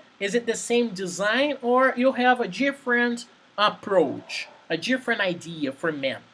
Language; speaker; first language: English; non-native, fluent; Portuguese